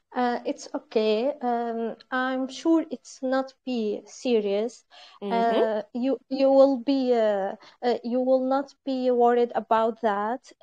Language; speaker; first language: English; non-native, fluent; Arabic